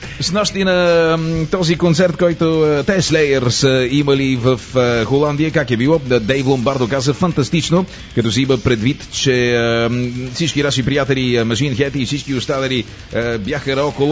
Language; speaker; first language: Bulgarian; native; Bulgarian